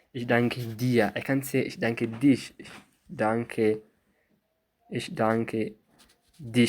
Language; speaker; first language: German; non-native, fluent; Somali